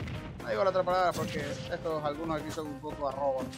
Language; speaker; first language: Spanish; native; Spanish